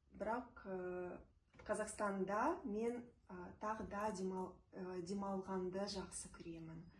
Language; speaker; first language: Kazakh; non-native, local second language; Russian